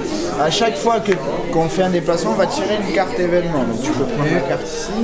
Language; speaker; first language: French; native; French